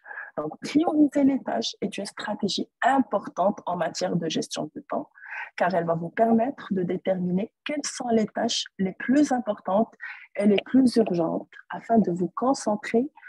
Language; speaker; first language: French; non-native, local second language; Arabic